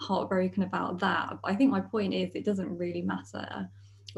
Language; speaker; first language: English; native; English